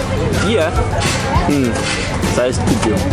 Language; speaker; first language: Indonesian; non-native, learner; Korean